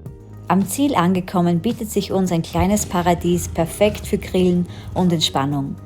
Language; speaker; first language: German; native; German